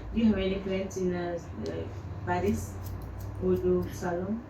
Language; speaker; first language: English; non-native, learner; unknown